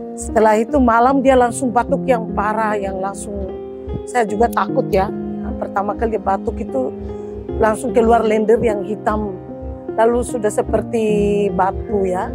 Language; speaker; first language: Indonesian; non-native, local second language; Tetum